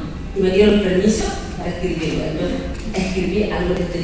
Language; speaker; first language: Spanish; non-native, learner; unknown